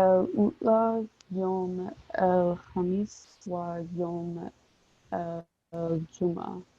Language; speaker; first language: Arabic; non-native, learner; English